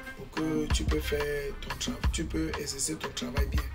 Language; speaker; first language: French; non-native, local second language; English